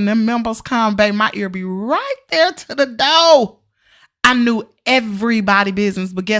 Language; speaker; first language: English; native; English